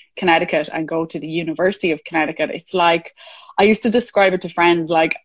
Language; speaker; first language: English; native; English